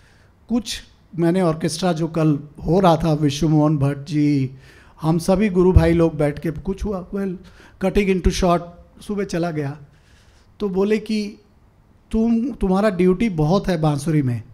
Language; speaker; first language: Hindi; native; Hindi